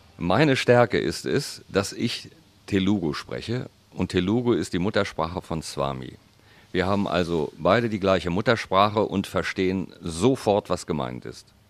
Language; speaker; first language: German; native; German